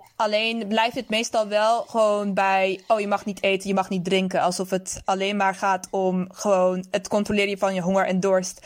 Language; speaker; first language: Dutch; early bilingual, other home language; Persian